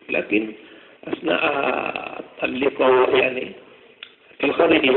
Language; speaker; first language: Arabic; non-native, fluent; Madurese